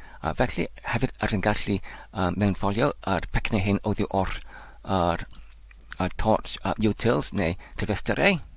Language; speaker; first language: Welsh; non-native, learner; Polish